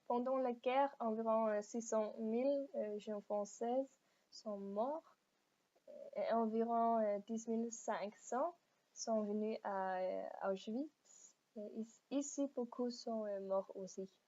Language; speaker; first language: French; non-native, learner; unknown